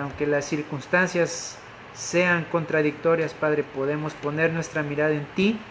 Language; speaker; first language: Spanish; native; Spanish